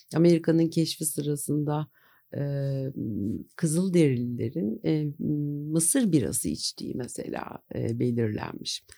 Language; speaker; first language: Turkish; native; Turkish